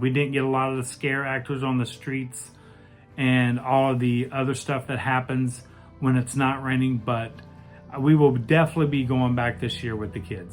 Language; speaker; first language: English; native; English